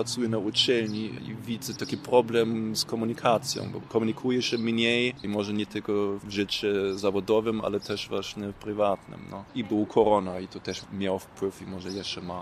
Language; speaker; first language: Polish; non-native, fluent; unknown